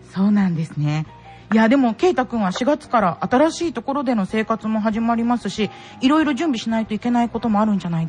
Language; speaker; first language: Japanese; native; Japanese